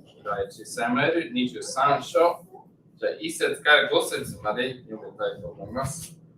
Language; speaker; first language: Japanese; non-native, learner; English